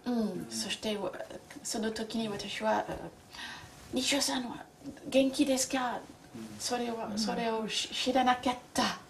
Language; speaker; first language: Japanese; non-native, learner; French